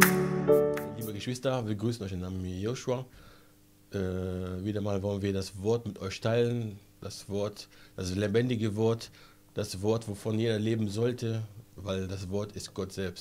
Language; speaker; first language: German; non-native, fluent; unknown